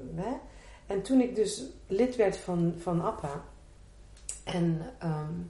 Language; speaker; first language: Dutch; native; Dutch